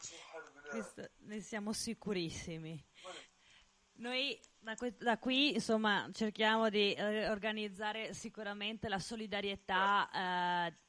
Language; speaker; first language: Italian; native; Italian